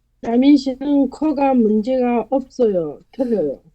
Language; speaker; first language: Korean; non-native, learner; Chinese